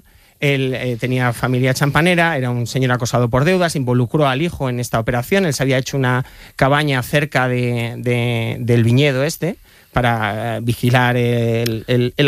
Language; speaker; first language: Spanish; native; Spanish